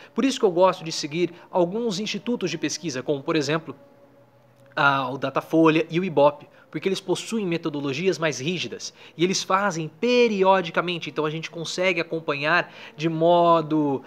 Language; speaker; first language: Portuguese; native; Portuguese